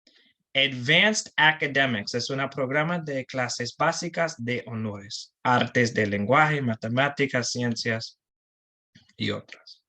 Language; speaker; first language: Spanish; non-native, learner; English